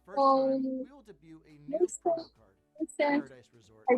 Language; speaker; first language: English; non-native, learner; Japanese